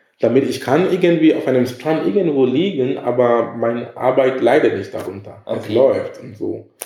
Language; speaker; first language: German; non-native, fluent; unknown